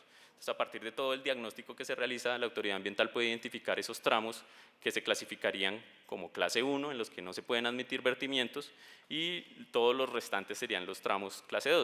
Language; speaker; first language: Spanish; native; Spanish